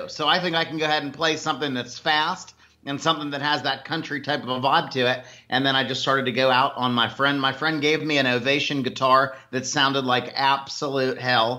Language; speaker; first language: English; native; English